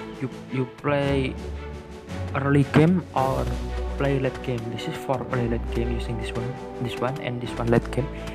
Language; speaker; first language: English; non-native, learner; Indonesian